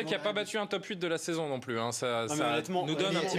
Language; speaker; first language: French; native; French